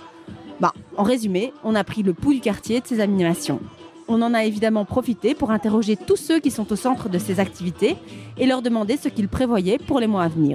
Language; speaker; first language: French; native; French